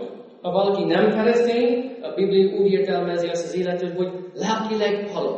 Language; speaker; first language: Hungarian; non-native, fluent; English